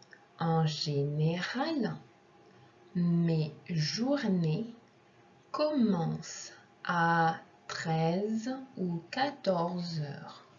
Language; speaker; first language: French; non-native, fluent; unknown